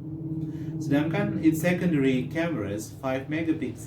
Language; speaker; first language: English; non-native, fluent; Indonesian